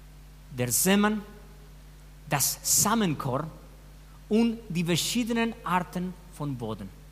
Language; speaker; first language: German; non-native, fluent; Spanish